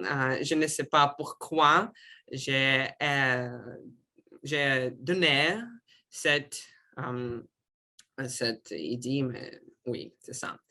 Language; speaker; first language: French; non-native, learner; Russian